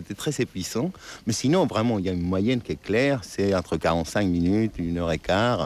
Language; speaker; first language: French; non-native, fluent; Spanish